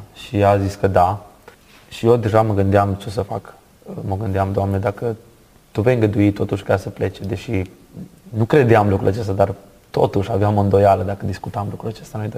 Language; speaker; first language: Romanian; native; Romanian